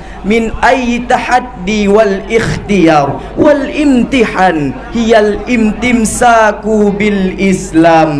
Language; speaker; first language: Arabic; non-native, learner; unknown